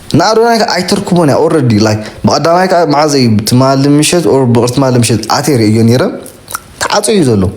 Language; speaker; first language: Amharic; non-native, local second language; Tigrinya